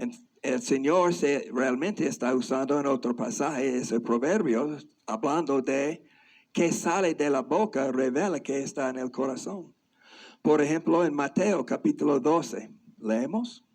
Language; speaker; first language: Spanish; non-native, fluent; English